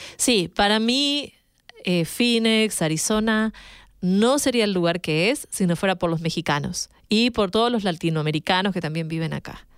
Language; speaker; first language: Spanish; native; Spanish